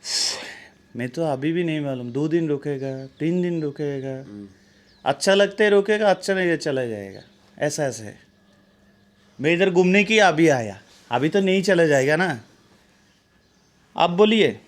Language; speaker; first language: Hindi; non-native, learner; Bangla